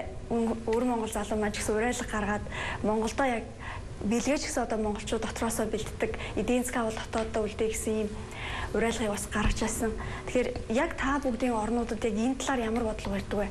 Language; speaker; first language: Mongolian; native; Mongolian